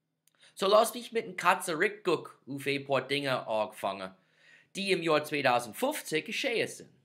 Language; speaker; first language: German; non-native, fluent; English